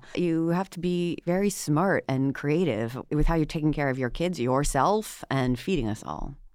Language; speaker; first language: English; native; English